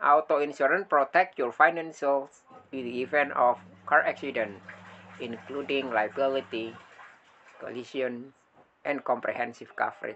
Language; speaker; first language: English; non-native, learner; Indonesian